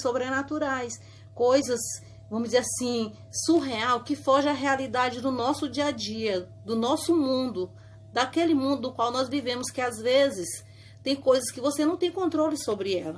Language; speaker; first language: Portuguese; native; Portuguese